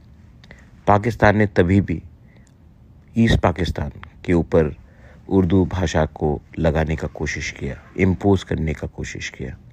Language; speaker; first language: Hindi; non-native, local second language; Kok Borok